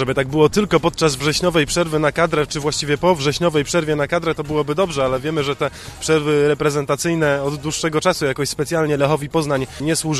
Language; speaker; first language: Polish; native; Polish